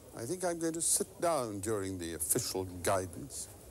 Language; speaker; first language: English; native; English